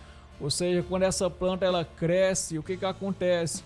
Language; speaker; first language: Portuguese; native; Portuguese